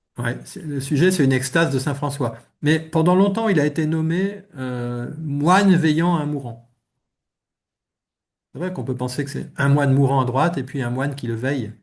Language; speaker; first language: French; native; French